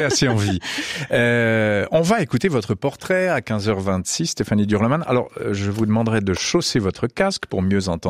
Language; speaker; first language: French; native; French